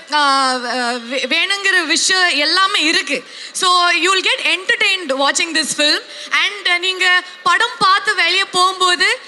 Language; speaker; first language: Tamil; non-native, learner; Kannada